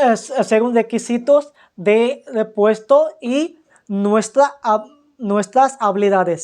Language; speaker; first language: Spanish; non-native, fluent; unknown